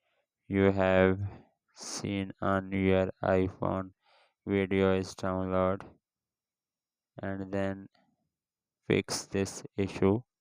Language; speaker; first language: English; non-native, local second language; Urdu